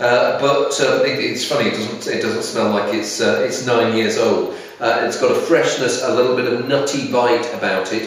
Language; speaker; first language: English; native; English